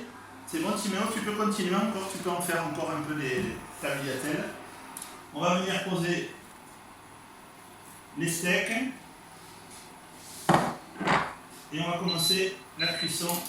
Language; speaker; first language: French; native; French